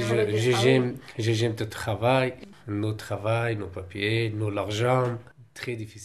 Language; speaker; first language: French; non-native, learner; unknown